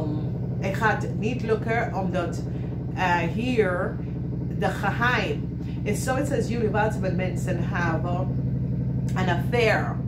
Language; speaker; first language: Dutch; non-native, learner; English